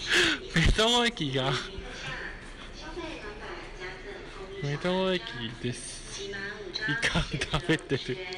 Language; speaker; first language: Japanese; non-native, fluent; Chinese